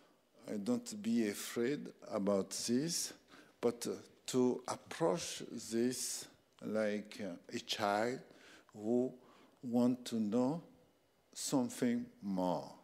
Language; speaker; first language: English; non-native, learner; French